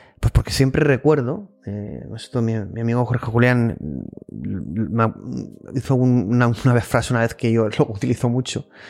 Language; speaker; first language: Spanish; native; Spanish